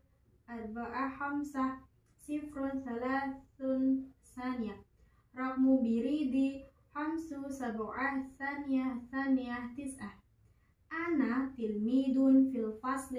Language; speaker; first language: Arabic; non-native, learner; Indonesian